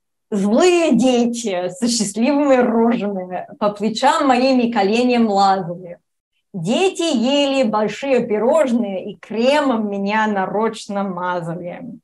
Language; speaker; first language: Russian; non-native, fluent; English